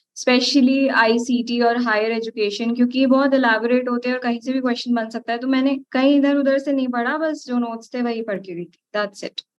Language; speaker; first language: Hindi; native; Hindi